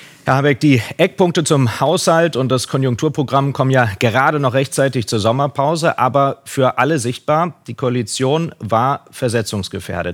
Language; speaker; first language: German; native; German